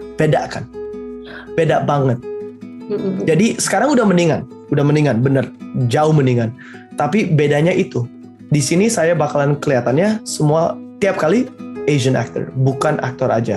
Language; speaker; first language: Indonesian; early bilingual, heritage; Indonesian